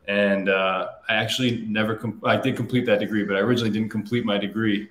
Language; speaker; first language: English; native; English